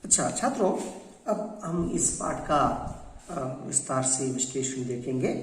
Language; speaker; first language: Hindi; non-native, local second language; Kannada